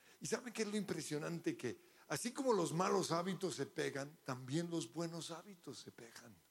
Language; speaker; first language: Spanish; early bilingual, other home language; English